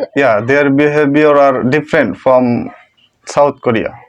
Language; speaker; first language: English; non-native, learner; Bangla